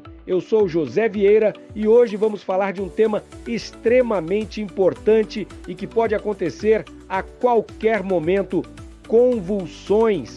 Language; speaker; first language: Portuguese; native; Portuguese